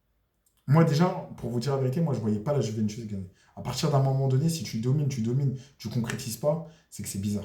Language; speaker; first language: French; native; French